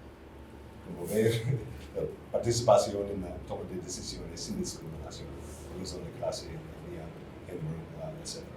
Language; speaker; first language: Spanish; non-native, fluent; English